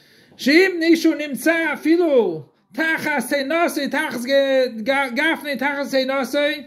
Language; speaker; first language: Hebrew; non-native, fluent; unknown